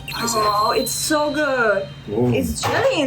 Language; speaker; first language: English; non-native, fluent; Czech